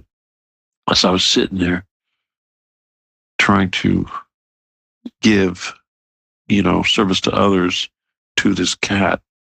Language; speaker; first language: English; native; English